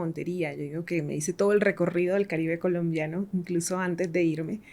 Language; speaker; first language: Spanish; native; Spanish